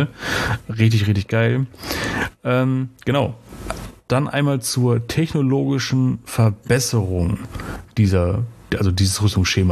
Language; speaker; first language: German; native; German